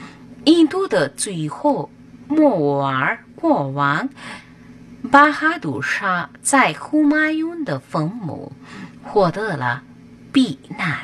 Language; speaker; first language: Chinese; non-native, fluent; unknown